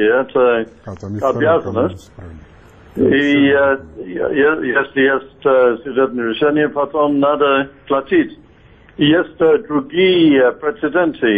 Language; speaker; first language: Russian; non-native, fluent; English